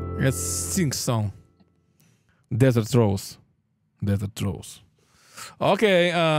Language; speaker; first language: English; non-native, learner; Russian